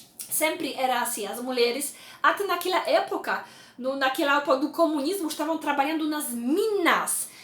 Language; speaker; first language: Portuguese; non-native, fluent; Polish